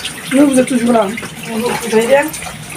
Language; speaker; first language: French; native; French